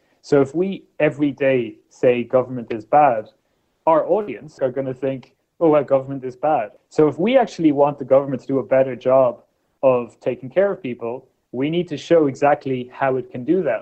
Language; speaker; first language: English; native; English